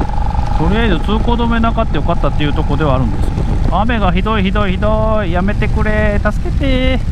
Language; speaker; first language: Japanese; native; Japanese